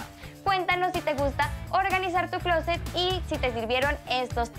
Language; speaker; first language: Spanish; native; Spanish